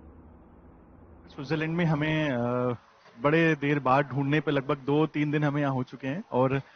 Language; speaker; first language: Hindi; native; Hindi